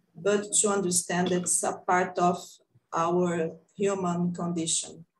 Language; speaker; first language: English; non-native, fluent; Portuguese